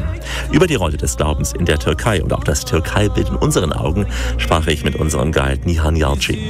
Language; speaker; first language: German; native; German